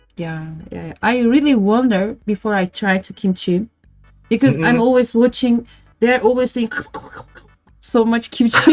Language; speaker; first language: English; non-native, learner; Turkish